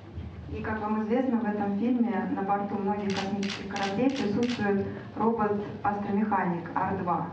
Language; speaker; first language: Russian; native; Russian